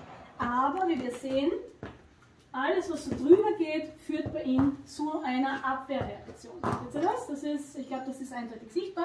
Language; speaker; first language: German; native; German